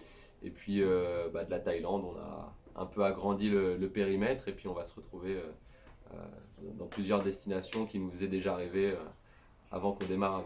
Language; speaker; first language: French; native; French